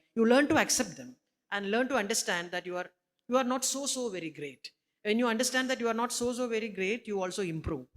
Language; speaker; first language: English; non-native, local second language; Malayalam